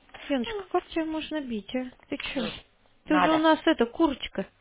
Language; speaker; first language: Russian; native; Russian